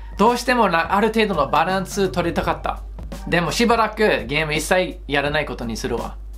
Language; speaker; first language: Japanese; non-native, fluent; English